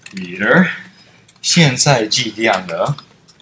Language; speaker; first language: Chinese; non-native, learner; English